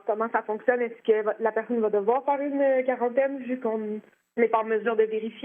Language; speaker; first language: French; native; French